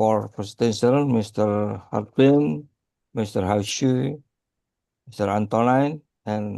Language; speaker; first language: English; non-native, learner; Indonesian